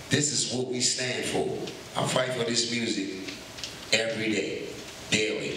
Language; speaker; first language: English; native; English